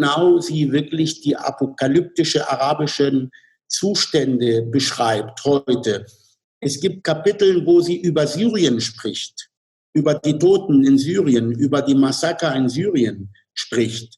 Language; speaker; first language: German; non-native, fluent; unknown